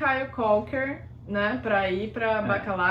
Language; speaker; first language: Portuguese; native; Portuguese